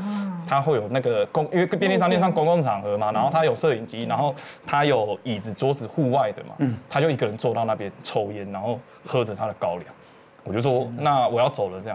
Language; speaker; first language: Chinese; native; Chinese